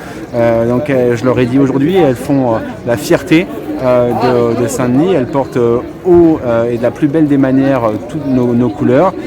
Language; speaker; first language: French; native; French